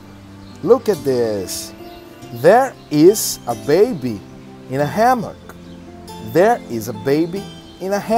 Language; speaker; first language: English; non-native, fluent; Portuguese